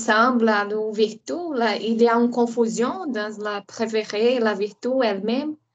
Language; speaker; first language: French; non-native, learner; Portuguese